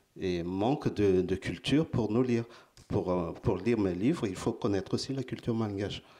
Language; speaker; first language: French; non-native, local second language; Malagasy